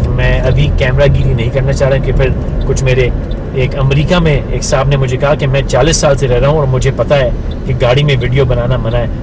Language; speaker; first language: Urdu; native; Urdu